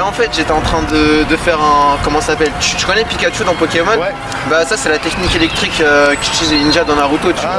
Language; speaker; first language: French; native; French